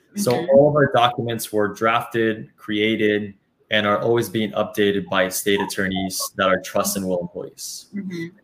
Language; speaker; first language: English; early bilingual, other home language; Spanish